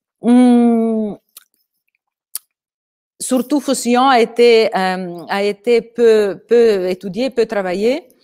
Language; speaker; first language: French; non-native, fluent; Italian